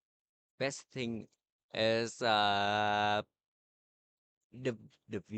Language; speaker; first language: English; non-native, learner; Vietnamese